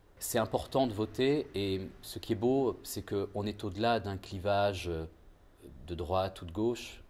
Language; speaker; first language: French; native; French